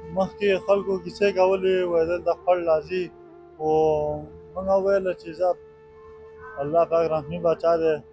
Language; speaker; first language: Pashto; native; Pashto